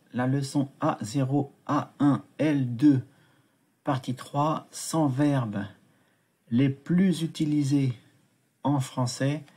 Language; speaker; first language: French; non-native, fluent; Tibetan